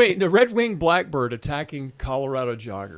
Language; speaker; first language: English; native; English